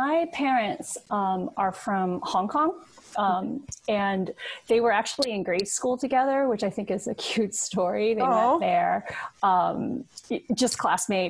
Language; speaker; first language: English; early bilingual, other home language; Cantonese